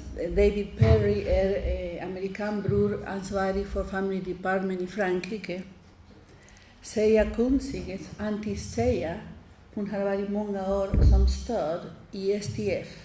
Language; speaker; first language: Swedish; non-native, fluent; Spanish